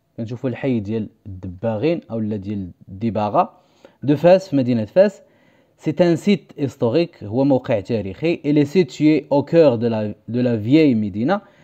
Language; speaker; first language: French; non-native, local second language; Arabic